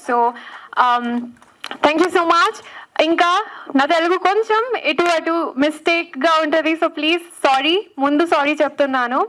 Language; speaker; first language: Telugu; non-native, learner; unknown